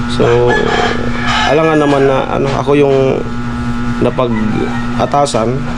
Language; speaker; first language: Filipino; non-native, local second language; Bikol